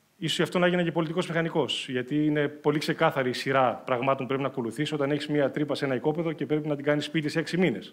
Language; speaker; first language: Greek; native; Greek